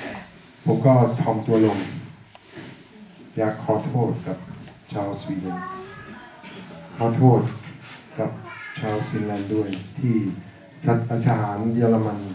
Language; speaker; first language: Thai; non-native, fluent; German